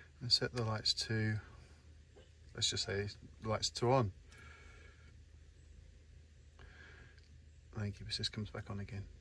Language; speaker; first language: English; native; English